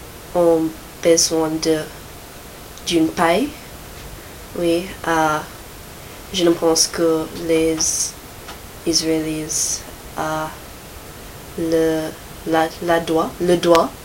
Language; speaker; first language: French; non-native, learner; English